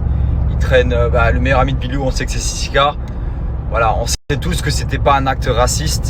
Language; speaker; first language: French; native; French